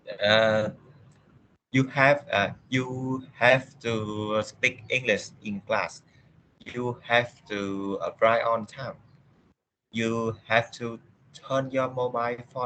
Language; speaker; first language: English; non-native, learner; Vietnamese